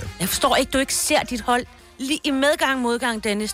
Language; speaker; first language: Danish; native; Danish